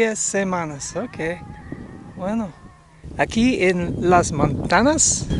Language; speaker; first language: Spanish; non-native, learner; English